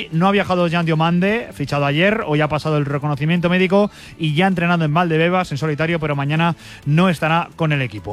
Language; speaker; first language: Spanish; native; Spanish